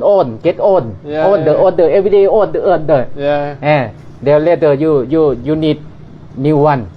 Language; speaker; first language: English; non-native, learner; Thai